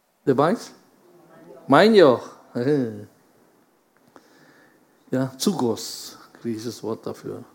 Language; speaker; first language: German; non-native, fluent; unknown